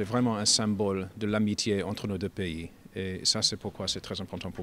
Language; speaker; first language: French; non-native, fluent; English